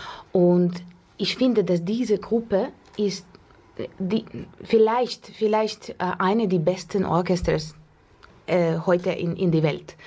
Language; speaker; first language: German; non-native, learner; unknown